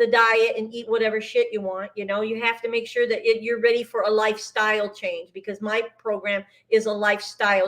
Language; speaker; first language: English; native; English